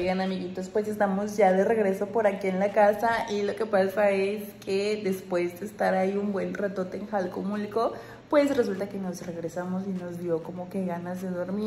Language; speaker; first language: Spanish; native; Spanish